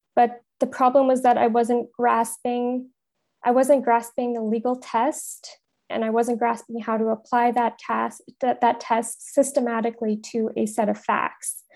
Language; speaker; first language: English; native; English